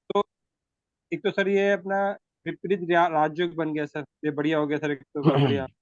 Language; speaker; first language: Hindi; native; Hindi